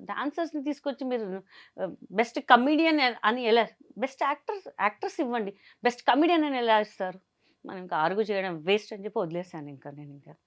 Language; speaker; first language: Telugu; non-native, local second language; Hindi